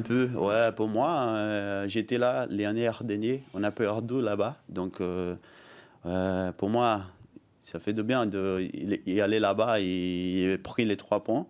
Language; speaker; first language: French; non-native, learner; Portuguese